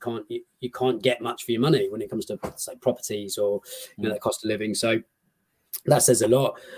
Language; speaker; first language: English; native; English